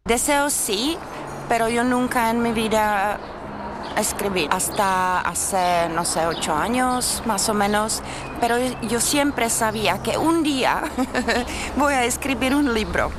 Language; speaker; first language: Spanish; non-native, fluent; Czech